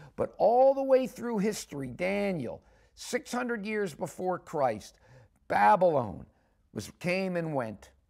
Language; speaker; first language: English; native; English